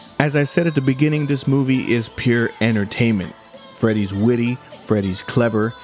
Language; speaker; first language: English; native; English